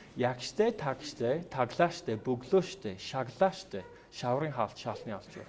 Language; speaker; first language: Mongolian; non-native, fluent; English